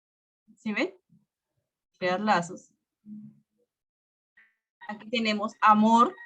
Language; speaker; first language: Spanish; native; Spanish